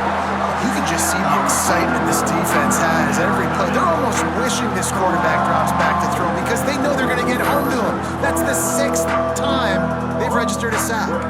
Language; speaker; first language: English; native; English